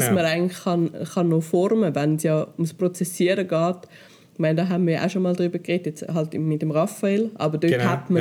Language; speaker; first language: German; native; German